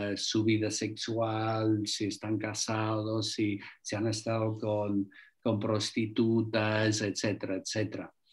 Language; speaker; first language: Spanish; non-native, fluent; English